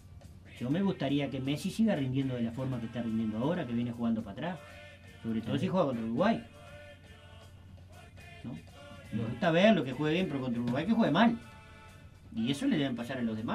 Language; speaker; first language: Spanish; native; Spanish